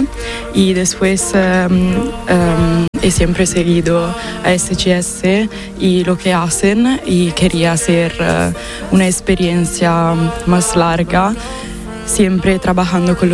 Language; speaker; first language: Spanish; non-native, fluent; Italian